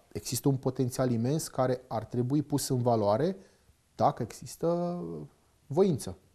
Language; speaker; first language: Romanian; non-native, local second language; Hungarian